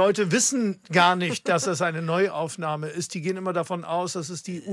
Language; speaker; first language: German; native; German